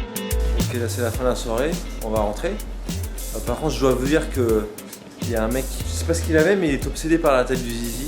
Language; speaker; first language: French; native; French